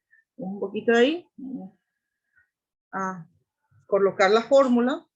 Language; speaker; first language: Spanish; native; Spanish